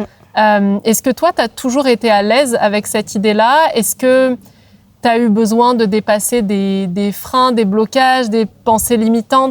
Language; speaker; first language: French; native; French